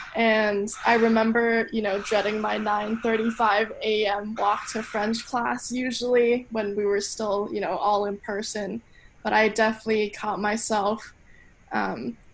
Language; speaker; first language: English; non-native, local second language; Cantonese